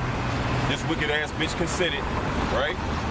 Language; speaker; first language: English; native; English